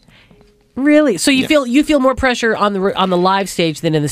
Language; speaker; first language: English; native; English